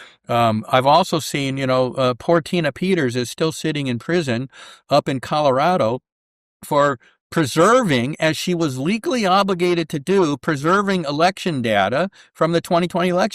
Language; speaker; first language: English; native; English